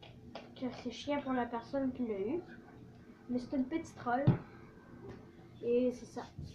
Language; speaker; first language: French; native; French